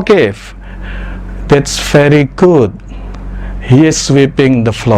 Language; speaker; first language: English; non-native, fluent; Indonesian